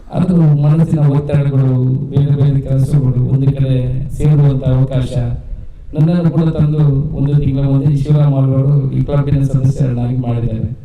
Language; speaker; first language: Kannada; non-native, local second language; Tulu